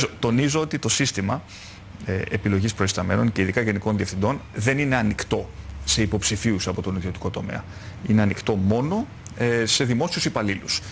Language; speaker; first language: Greek; native; Greek